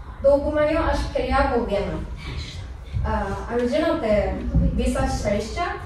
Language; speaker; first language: Lithuanian; non-native, learner; Japanese